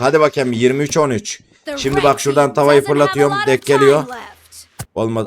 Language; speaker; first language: Turkish; native; Turkish